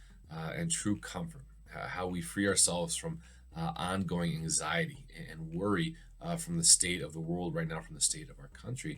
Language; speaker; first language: English; native; English